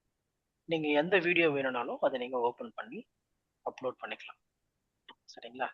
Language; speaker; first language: Tamil; native; Tamil